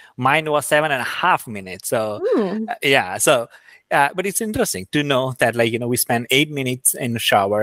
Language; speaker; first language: English; non-native, local second language; Gujarati